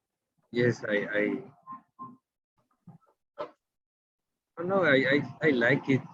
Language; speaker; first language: English; non-native, learner; Spanish